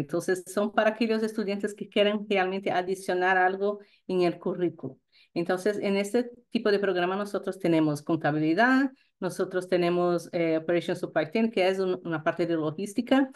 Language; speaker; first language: Spanish; non-native, fluent; Portuguese